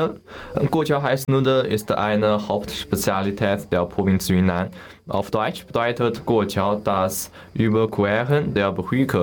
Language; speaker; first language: German; non-native, learner; Chinese